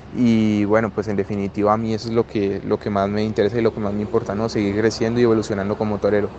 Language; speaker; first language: Spanish; native; Spanish